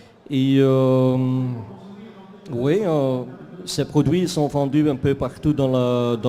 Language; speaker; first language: French; non-native, fluent; Dutch